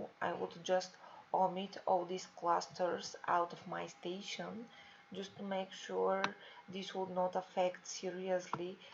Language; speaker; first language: English; non-native, fluent; Bulgarian